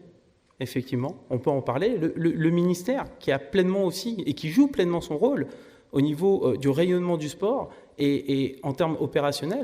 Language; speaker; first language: French; native; French